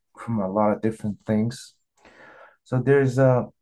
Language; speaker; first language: English; non-native, fluent; Mongolian